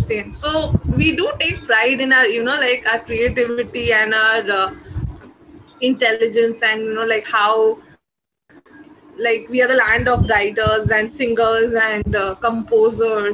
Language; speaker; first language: English; non-native, local second language; Bangla